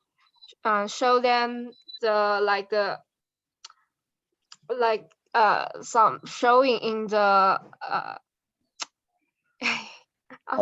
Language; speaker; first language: English; non-native, learner; Chinese